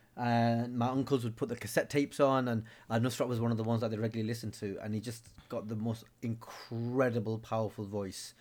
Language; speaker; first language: English; native; English